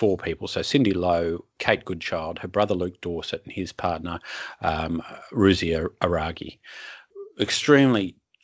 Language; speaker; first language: English; native; English